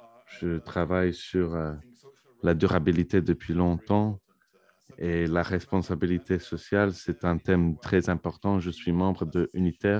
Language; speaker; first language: French; non-native, fluent; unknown